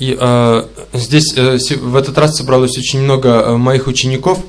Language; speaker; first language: Russian; native; Russian